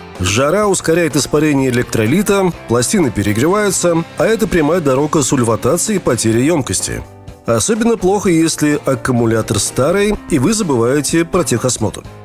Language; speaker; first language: Russian; native; Russian